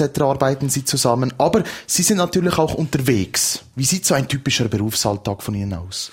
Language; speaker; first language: German; native; German